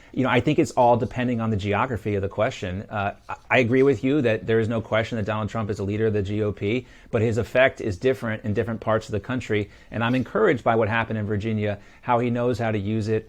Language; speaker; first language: English; native; English